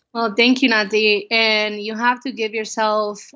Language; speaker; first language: English; early bilingual, other home language; Spanish